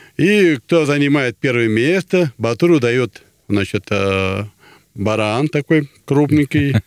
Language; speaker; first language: Russian; non-native, local second language; Tatar